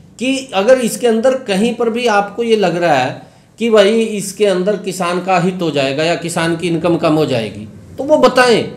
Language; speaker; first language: Hindi; native; Hindi